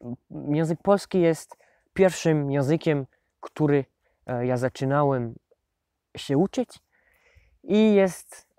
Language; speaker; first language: Polish; non-native, learner; French